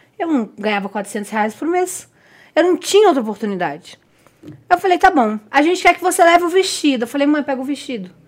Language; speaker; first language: Portuguese; native; Portuguese